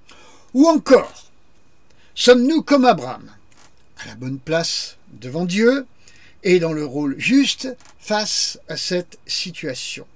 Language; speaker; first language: French; native; French